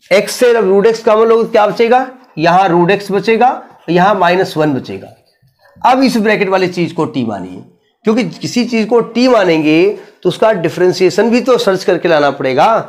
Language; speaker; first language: Hindi; native; Hindi